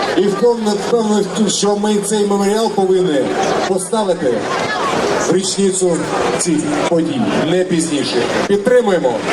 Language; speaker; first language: Ukrainian; non-native, local second language; Russian